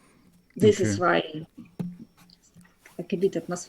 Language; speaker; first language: English; non-native, fluent; Russian